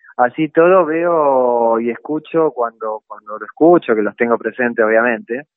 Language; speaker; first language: Spanish; native; Spanish